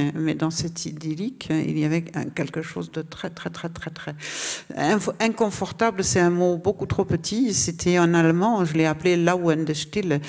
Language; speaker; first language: French; non-native, fluent; German